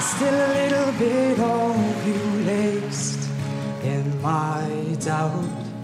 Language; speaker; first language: English; native; English